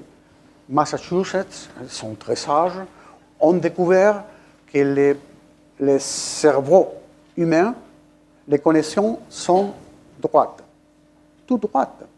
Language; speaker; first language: French; non-native, fluent; Spanish